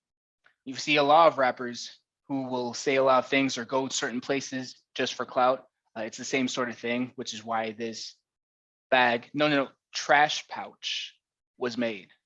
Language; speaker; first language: English; native; English